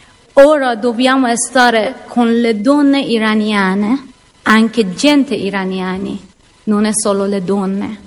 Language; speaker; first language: Italian; non-native, learner; Persian